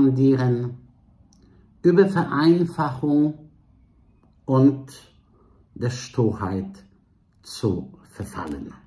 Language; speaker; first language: German; non-native, fluent; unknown